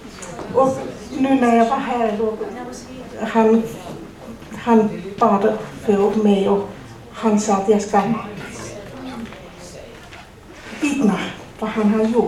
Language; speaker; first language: Swedish; non-native, fluent; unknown